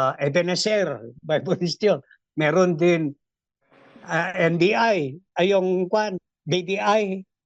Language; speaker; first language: Filipino; native; Filipino